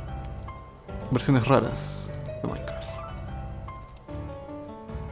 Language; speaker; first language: Spanish; native; Spanish